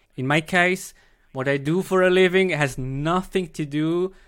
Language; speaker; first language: English; non-native, fluent; Swiss German